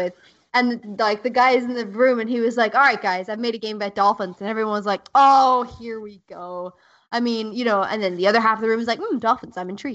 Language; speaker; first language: English; native; English